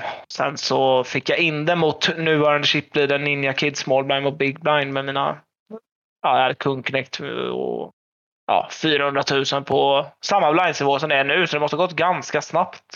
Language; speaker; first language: Swedish; native; Swedish